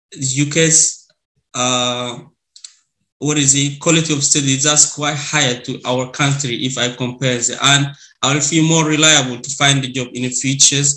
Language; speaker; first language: English; non-native, learner; Arabic